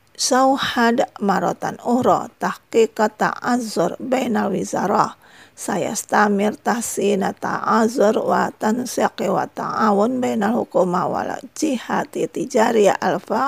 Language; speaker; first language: Arabic; non-native, fluent; Indonesian